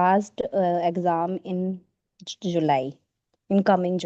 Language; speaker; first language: English; non-native, learner; Hindi